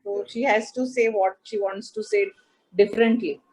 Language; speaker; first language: English; non-native, local second language; Marathi